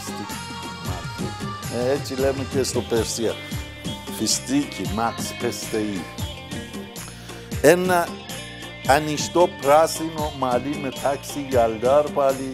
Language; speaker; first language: Greek; non-native, fluent; Persian